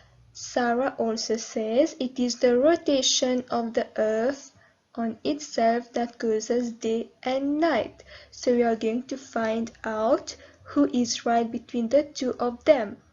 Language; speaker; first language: English; non-native, local second language; Morisyen